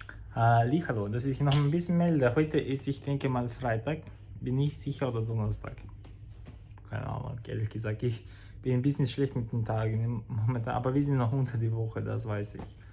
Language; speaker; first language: German; non-native, fluent; Croatian